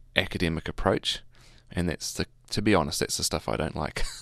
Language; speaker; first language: English; native; English